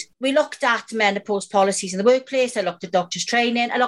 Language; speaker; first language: English; native; English